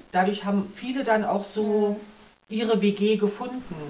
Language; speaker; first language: German; native; German